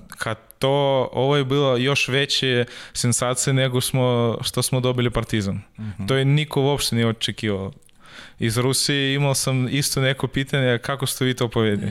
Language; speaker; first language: Serbian; non-native, learner; Russian